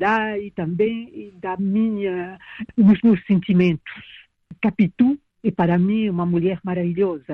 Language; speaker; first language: Portuguese; non-native, fluent; French